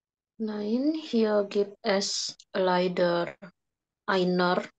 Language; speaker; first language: German; non-native, learner; Indonesian